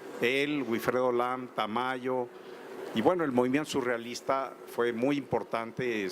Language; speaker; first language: Spanish; native; Spanish